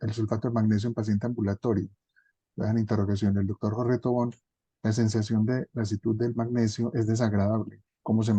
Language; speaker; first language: Spanish; native; Spanish